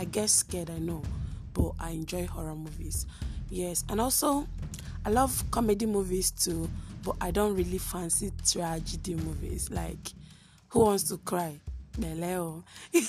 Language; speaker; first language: English; non-native, local second language; Igbo